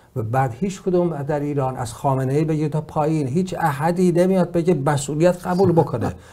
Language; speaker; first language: Persian; native; Persian